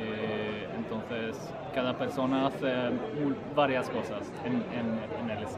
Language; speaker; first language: Spanish; non-native, fluent; Swedish